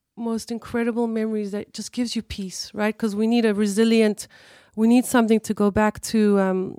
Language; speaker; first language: English; early bilingual, other home language; Hebrew